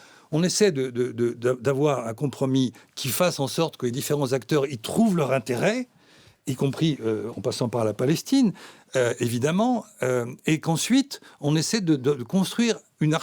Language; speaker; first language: French; native; French